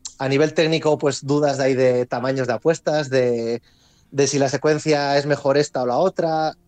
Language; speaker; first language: Spanish; native; Spanish